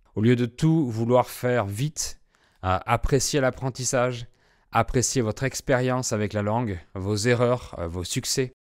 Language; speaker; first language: French; native; French